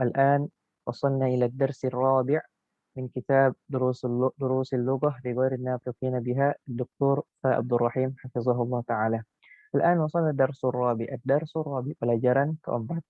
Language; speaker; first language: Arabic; non-native, fluent; Indonesian